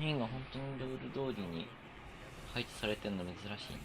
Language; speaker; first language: Japanese; native; Japanese